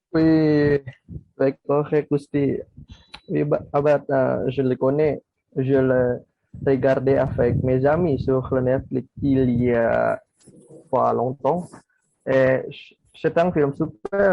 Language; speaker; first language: French; non-native, learner; Indonesian